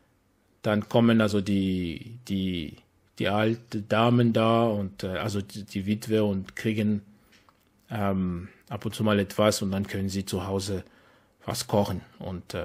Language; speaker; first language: German; non-native, fluent; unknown